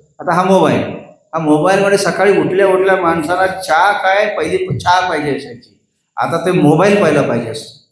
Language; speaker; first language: Marathi; non-native, local second language; Hindi